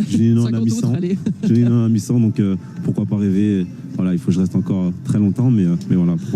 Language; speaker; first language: French; native; French